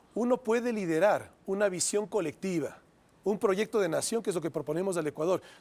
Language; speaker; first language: Spanish; native; Spanish